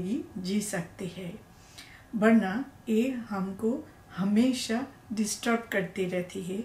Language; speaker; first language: Hindi; non-native, learner; Bangla